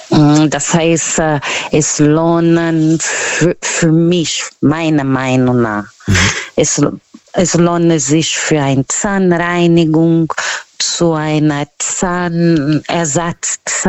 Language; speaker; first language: German; non-native, learner; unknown